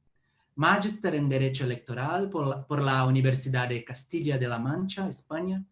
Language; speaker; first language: Spanish; non-native, fluent; Portuguese